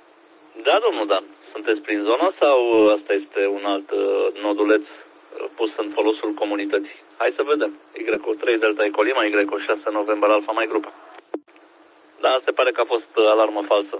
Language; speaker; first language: Romanian; native; Romanian